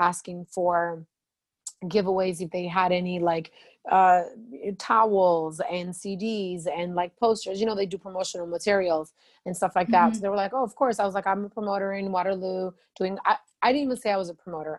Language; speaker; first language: English; non-native, fluent; Albanian